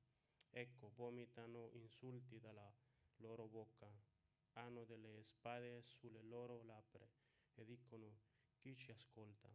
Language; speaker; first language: Italian; non-native, fluent; Spanish